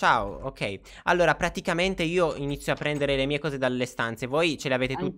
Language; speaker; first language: Italian; native; Italian